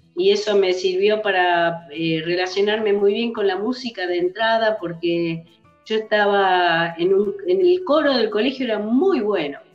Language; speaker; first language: Spanish; early bilingual, other home language; English